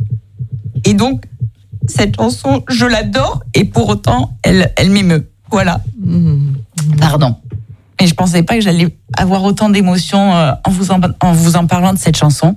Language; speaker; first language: French; native; French